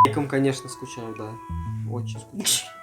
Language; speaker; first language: Russian; native; Russian